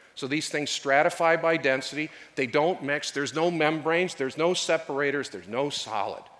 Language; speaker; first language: English; native; English